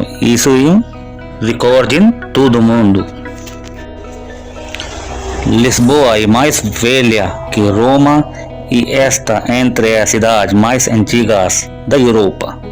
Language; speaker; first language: Portuguese; non-native, learner; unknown